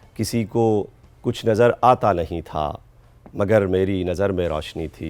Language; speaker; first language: Urdu; non-native, local second language; Saraiki